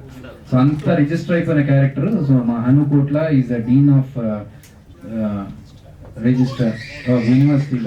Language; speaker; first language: Telugu; native; Telugu